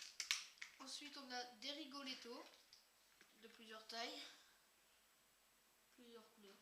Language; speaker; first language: French; native; French